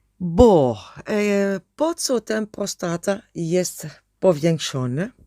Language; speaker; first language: Polish; non-native, learner; Dutch